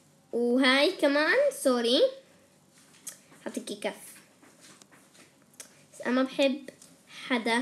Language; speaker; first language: Arabic; native; Arabic